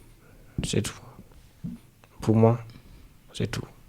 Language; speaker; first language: French; non-native, learner; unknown